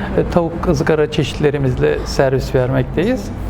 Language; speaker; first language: Turkish; native; Turkish